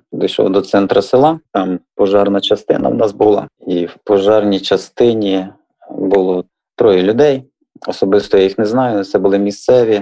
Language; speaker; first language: Ukrainian; native; Ukrainian